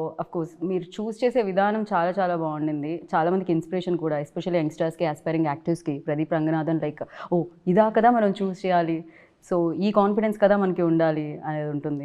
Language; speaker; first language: Telugu; native; Telugu